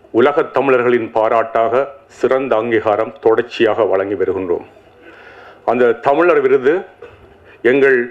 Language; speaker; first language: Tamil; native; Tamil